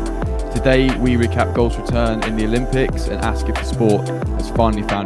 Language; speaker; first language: English; native; English